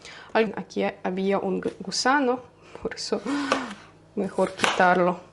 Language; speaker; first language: Spanish; non-native, learner; Russian